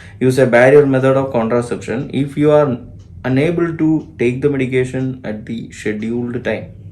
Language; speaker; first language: English; non-native, local second language; Malayalam